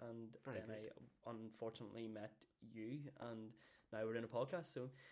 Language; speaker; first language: English; native; English